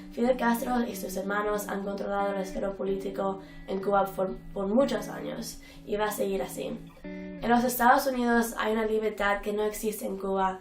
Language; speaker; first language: Spanish; early bilingual, heritage; Spanish